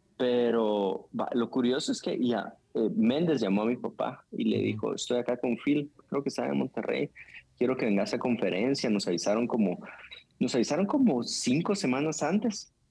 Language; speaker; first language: Spanish; native; Spanish